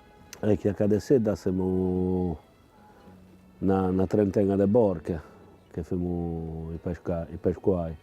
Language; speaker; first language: Italian; non-native, local second language; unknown